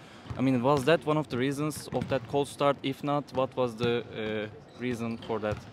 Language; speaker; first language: English; non-native, fluent; Turkish